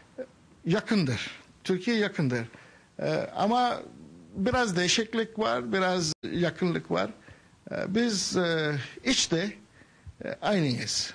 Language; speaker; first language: Turkish; non-native, learner; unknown